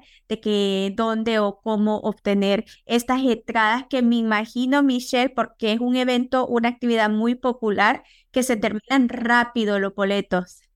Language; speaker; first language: Spanish; native; Spanish